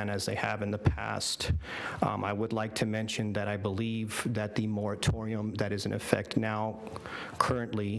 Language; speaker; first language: English; native; English